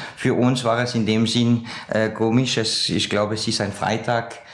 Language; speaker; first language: German; non-native, fluent; French